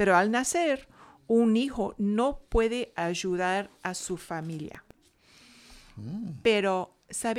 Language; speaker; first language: Spanish; non-native, fluent; English